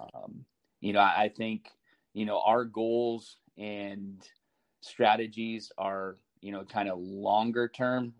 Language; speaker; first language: English; native; English